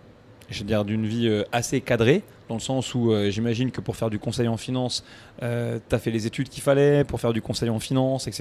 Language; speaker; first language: French; native; French